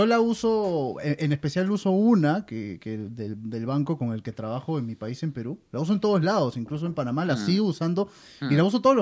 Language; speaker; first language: Spanish; native; Spanish